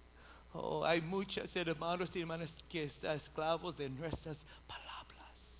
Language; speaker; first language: Spanish; early bilingual, heritage; English